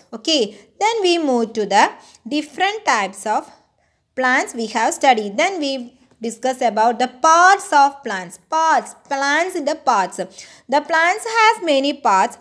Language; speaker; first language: English; non-native, local second language; Malayalam